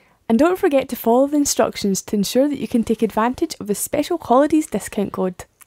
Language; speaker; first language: English; native; English